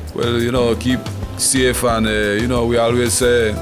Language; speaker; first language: English; non-native, fluent; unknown